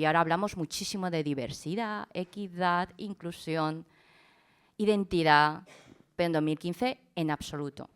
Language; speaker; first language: Spanish; early bilingual, other home language; Chinese